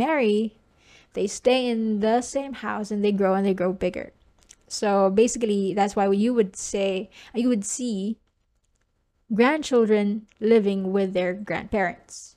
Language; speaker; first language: English; non-native, local second language; Cebuano